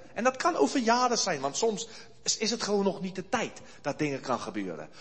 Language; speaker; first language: Dutch; early bilingual, heritage; Dutch